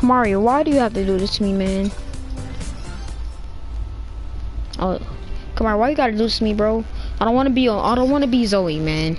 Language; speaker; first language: English; native; English